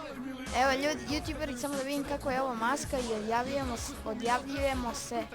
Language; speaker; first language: Croatian; native; Croatian